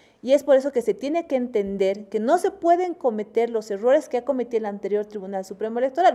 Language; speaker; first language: Spanish; native; Spanish